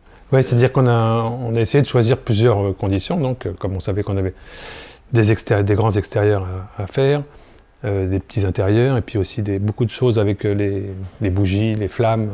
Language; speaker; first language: French; native; French